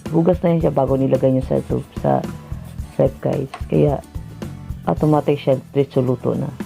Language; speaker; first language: Filipino; non-native, local second language; Cebuano